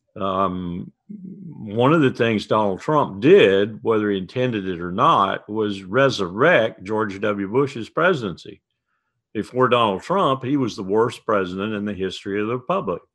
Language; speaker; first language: English; native; English